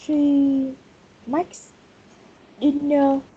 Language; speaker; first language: English; non-native, learner; Vietnamese